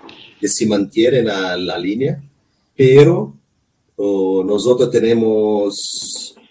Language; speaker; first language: Spanish; non-native, learner; Portuguese